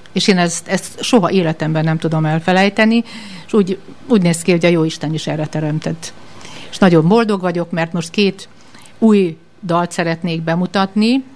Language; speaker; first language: Hungarian; native; Hungarian